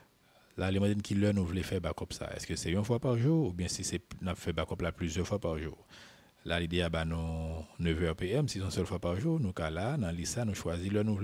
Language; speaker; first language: French; non-native, local second language; Haitian Creole